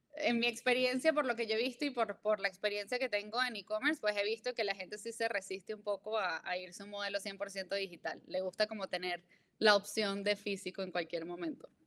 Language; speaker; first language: Spanish; native; Spanish